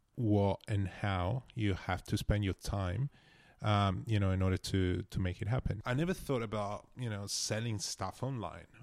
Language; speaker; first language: English; non-native, fluent; Italian